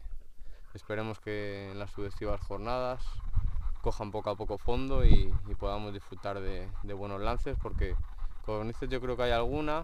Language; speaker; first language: Spanish; native; Spanish